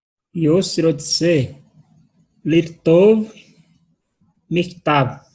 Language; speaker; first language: Hebrew; non-native, learner; Portuguese